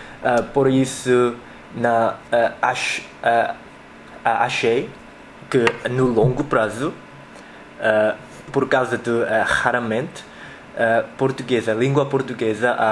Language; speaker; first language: Portuguese; non-native, learner; Korean